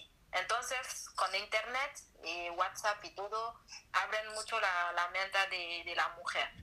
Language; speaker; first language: Spanish; non-native, learner; French